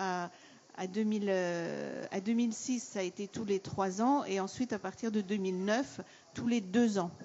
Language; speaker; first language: French; native; French